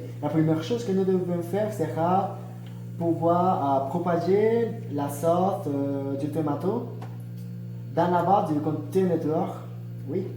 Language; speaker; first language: French; non-native, learner; Spanish